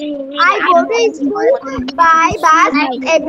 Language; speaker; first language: English; non-native, learner; Bangla